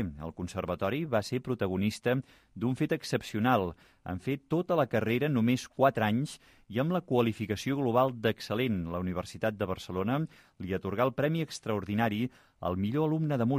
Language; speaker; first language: Catalan; native; Catalan